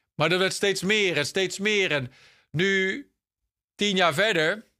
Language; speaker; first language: Dutch; non-native, fluent; English